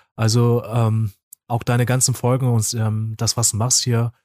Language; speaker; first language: German; non-native, fluent; Korean